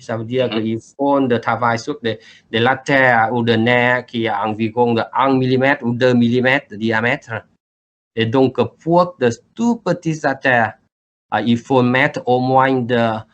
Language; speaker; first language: French; non-native, learner; Vietnamese